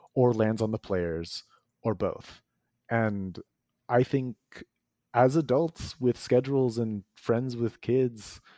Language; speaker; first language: English; native; English